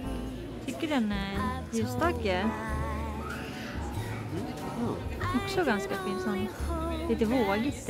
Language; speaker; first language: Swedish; non-native, learner; Japanese